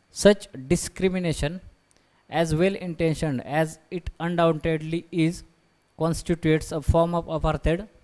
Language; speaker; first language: English; non-native, local second language; Marathi